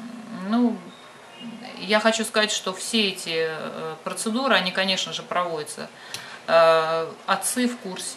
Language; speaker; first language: Russian; native; Russian